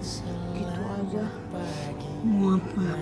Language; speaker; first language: Indonesian; native; Indonesian